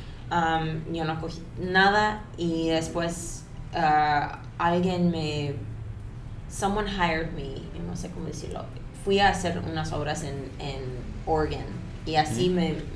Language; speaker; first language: Spanish; early bilingual, heritage; Spanish